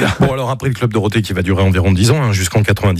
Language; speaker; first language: French; native; French